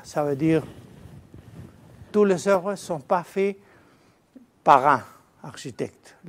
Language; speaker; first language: French; non-native, fluent; Spanish